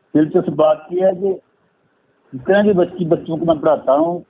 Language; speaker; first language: Urdu; non-native, local second language; Punjabi